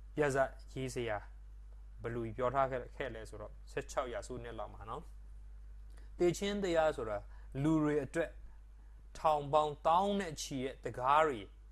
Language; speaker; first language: Burmese; non-native, local second language; Tedim Chin